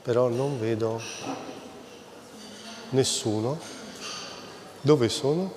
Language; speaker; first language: Italian; native; Italian